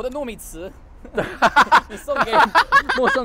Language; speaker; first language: Chinese; non-native, fluent; English